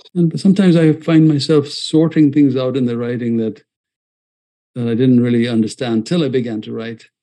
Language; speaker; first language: English; non-native, fluent; Malayalam